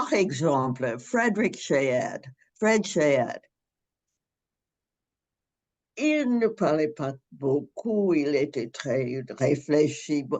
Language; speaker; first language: French; non-native, fluent; English